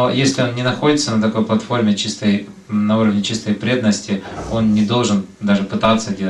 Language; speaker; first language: Russian; native; Russian